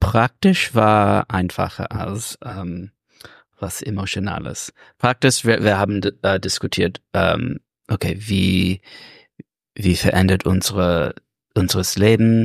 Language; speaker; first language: German; non-native, learner; English